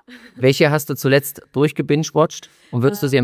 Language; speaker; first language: German; native; German